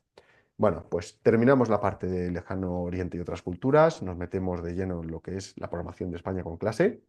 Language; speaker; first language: Spanish; native; Spanish